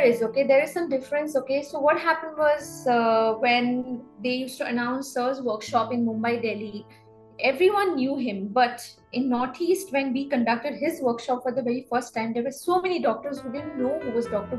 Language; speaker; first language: English; non-native, local second language; Assamese